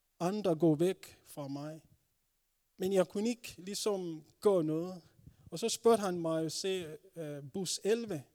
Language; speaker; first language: Danish; non-native, fluent; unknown